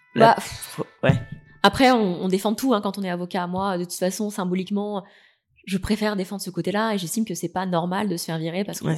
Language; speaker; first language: French; native; French